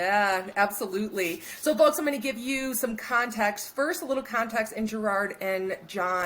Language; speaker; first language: English; native; English